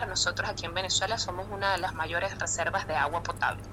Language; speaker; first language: Spanish; native; Spanish